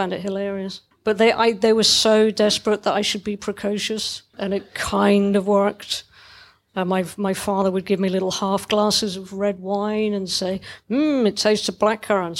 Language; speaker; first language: English; native; English